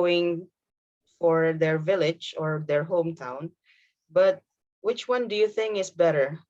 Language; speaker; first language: English; non-native, fluent; Indonesian